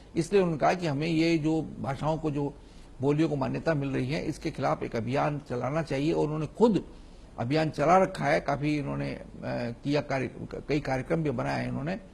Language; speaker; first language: Hindi; native; Hindi